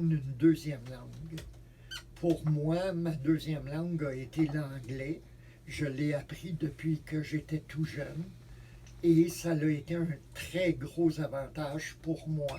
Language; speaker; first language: French; native; French